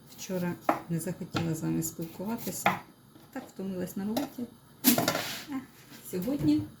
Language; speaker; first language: Ukrainian; non-native, local second language; Russian